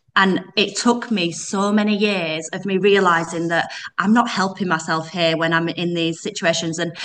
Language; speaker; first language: English; native; English